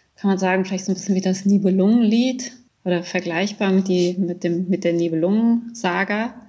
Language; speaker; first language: German; early bilingual, other home language; Persian